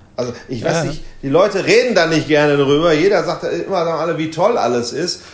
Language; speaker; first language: German; native; German